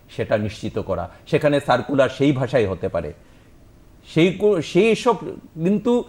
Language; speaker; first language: Bangla; native; Bangla